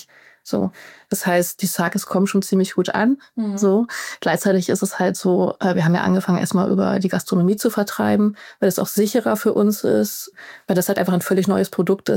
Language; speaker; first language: German; native; German